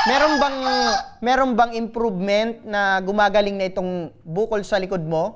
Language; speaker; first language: Filipino; non-native, local second language; Bikol